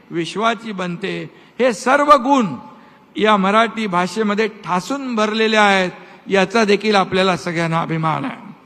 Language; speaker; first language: Marathi; native; Marathi